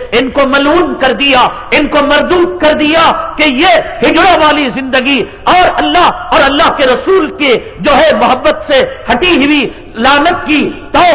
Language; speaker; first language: Urdu; native; Urdu